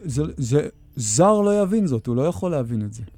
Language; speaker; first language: Hebrew; native; Hebrew